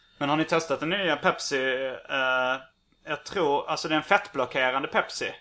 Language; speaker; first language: Swedish; native; Swedish